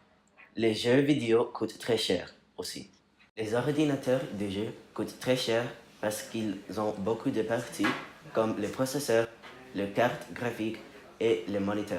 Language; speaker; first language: French; non-native, learner; English